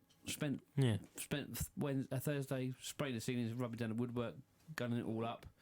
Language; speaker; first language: English; native; English